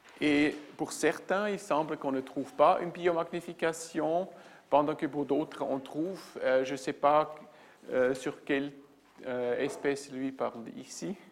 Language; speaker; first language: French; non-native, local second language; German